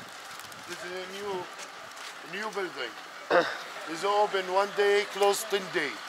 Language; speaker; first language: English; non-native, learner; Arabic